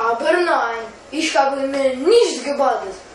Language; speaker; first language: German; non-native, learner; Russian